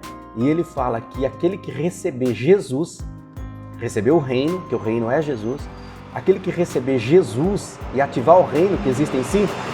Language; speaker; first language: Portuguese; native; Portuguese